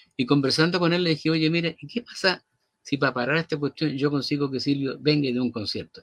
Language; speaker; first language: Spanish; native; Spanish